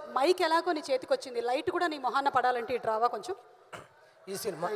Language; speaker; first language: Telugu; native; Telugu